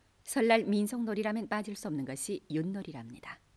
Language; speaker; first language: Korean; native; Korean